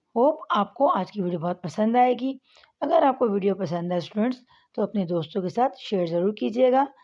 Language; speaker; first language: Urdu; non-native, local second language; Pashto